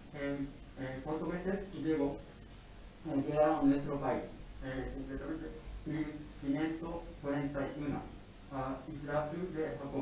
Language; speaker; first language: Spanish; non-native, learner; Japanese